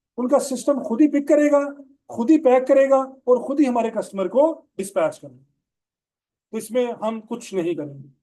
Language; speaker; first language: Urdu; non-native, local second language; Punjabi